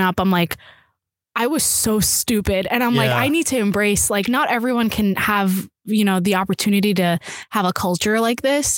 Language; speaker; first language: English; early bilingual, other home language; Urdu